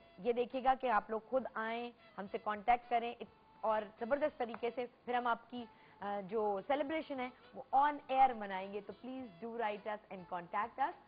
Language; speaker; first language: Urdu; native; Urdu